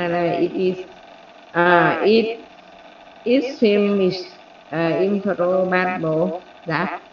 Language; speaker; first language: English; non-native, learner; Vietnamese